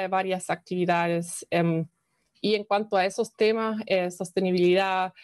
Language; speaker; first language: Spanish; non-native, fluent; German